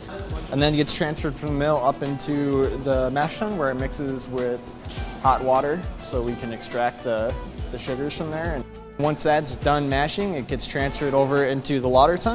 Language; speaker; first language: English; native; English